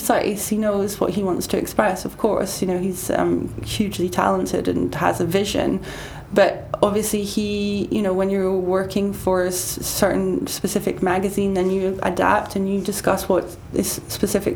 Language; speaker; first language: English; native; English